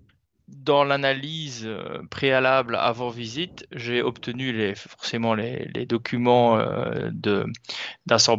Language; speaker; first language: French; native; French